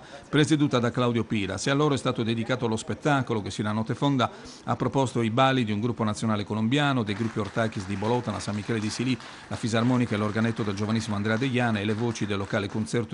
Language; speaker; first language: Italian; native; Italian